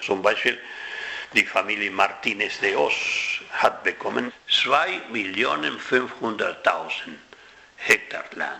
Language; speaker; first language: German; non-native, fluent; Spanish